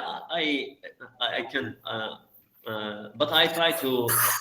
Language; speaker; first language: English; non-native, learner; Arabic